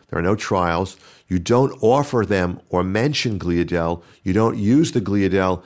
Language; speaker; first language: English; native; English